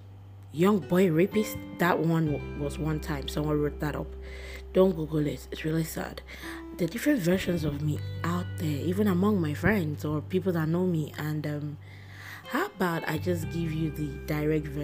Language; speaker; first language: English; non-native, local second language; Yoruba